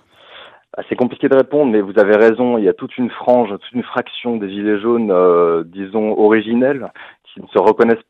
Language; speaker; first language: French; native; French